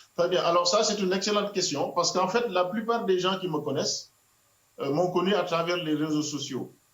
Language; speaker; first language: French; non-native, local second language; Wolof